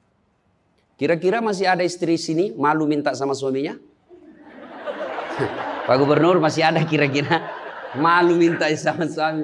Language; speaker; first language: Indonesian; native; Indonesian